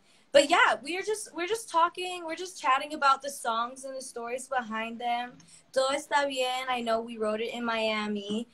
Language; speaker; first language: English; early bilingual, other home language; Spanish